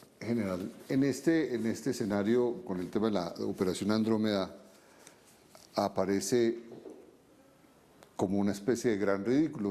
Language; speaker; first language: Spanish; native; Spanish